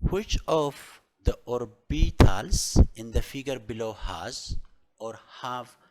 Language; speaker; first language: English; non-native, local second language; Amharic